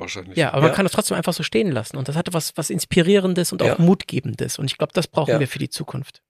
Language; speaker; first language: German; native; German